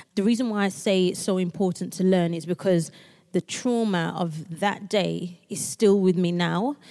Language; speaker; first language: English; native; English